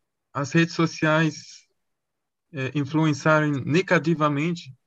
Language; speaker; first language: Portuguese; non-native, fluent; Arabic